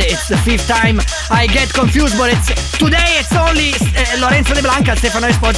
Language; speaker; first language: English; non-native, fluent; Italian